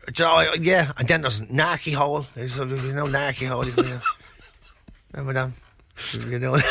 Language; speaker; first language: English; native; English